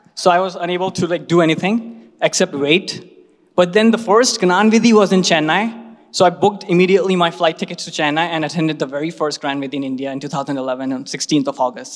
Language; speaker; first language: English; non-native, local second language; Hindi